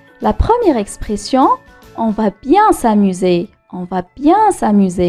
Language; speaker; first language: French; non-native, local second language; Arabic